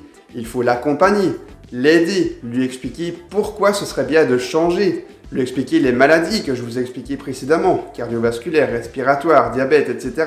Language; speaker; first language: French; native; French